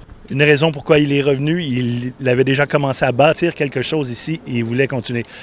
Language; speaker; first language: French; native; French